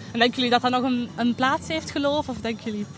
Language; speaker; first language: Dutch; native; Dutch